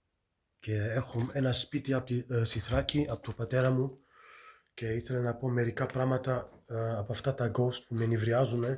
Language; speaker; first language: Greek; early bilingual, heritage; Greek